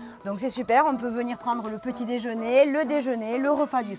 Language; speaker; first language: French; native; French